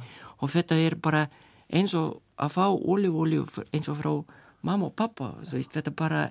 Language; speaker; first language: Icelandic; non-native, learner; Lithuanian